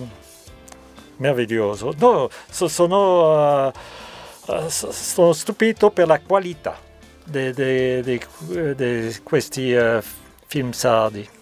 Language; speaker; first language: Italian; non-native, learner; French